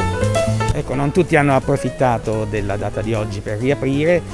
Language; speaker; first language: Italian; native; Italian